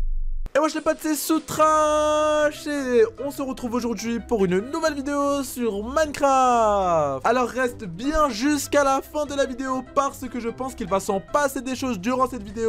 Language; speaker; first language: French; native; French